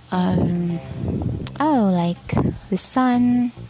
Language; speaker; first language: English; non-native, local second language; Cebuano